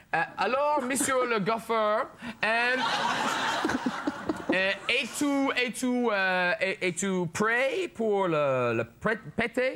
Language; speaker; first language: French; non-native, learner; English